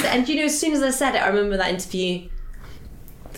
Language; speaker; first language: English; native; English